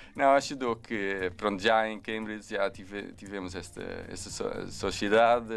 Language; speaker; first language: Portuguese; non-native, learner; Dutch